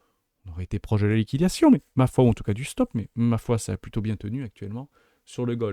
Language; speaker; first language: French; native; French